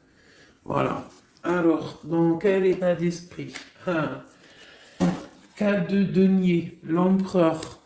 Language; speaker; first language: French; native; French